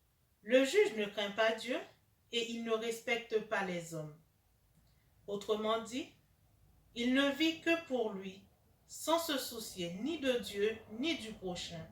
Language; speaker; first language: French; native; French